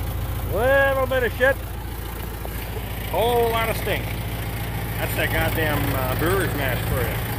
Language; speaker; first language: English; native; English